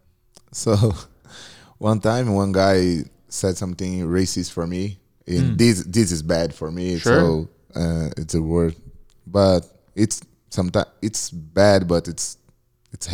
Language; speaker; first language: English; non-native, learner; Portuguese